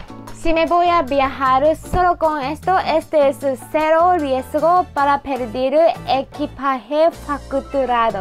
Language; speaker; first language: Spanish; non-native, learner; Japanese